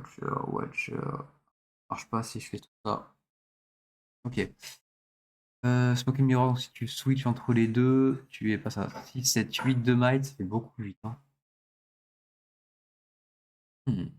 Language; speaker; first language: French; native; French